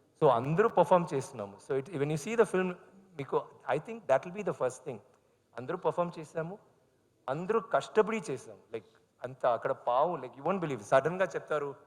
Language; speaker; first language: Telugu; non-native, learner; Tamil